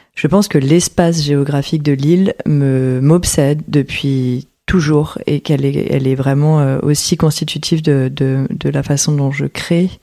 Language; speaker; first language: French; native; French